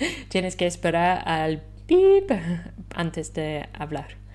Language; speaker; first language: Spanish; non-native, fluent; English